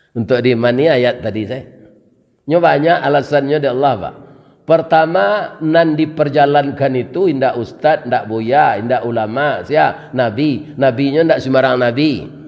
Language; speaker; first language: Malay; non-native, local second language; Minangkabau